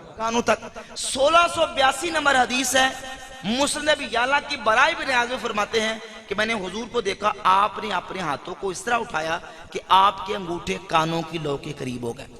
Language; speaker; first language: Urdu; non-native, local second language; Punjabi